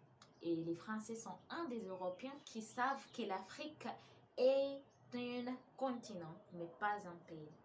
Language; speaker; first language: French; non-native, fluent; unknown